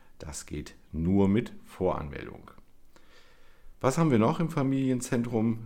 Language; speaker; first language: German; native; German